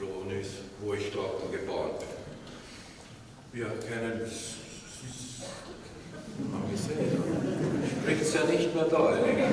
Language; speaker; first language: German; non-native, fluent; Italian